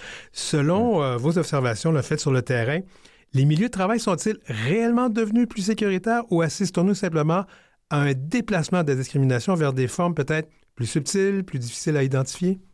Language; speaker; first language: French; native; French